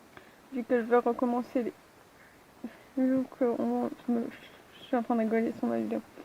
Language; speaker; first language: French; native; French